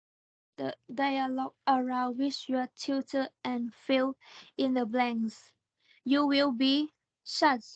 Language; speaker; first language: English; non-native, learner; Thai